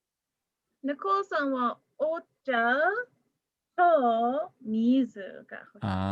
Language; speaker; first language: Japanese; non-native, fluent; English